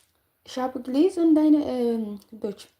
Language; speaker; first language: German; non-native, learner; Tigrinya